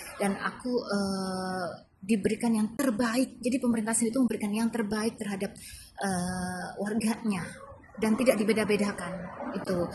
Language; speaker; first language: Indonesian; native; Indonesian